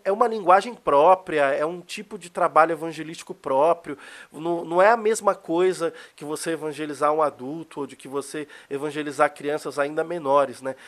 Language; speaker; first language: Portuguese; native; Portuguese